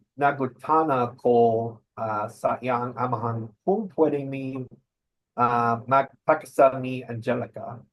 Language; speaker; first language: Cebuano; non-native, learner; English